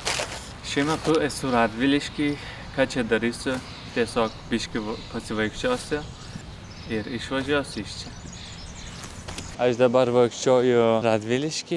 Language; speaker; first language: Lithuanian; non-native, learner; Turkish